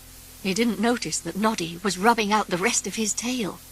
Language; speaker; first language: English; native; English